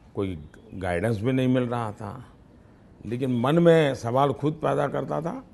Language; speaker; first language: Hindi; non-native, local second language; Gujarati